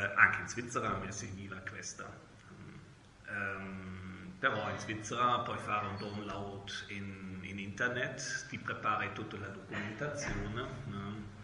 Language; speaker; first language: Italian; non-native, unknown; German